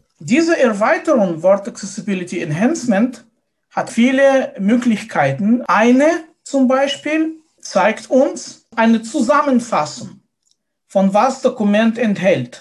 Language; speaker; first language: German; non-native, fluent; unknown